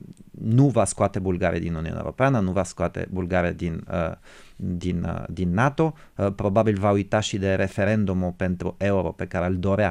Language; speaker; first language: Romanian; non-native, fluent; Bulgarian